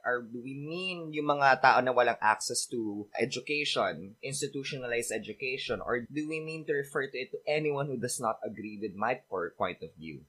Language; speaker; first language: English; non-native, local second language; Filipino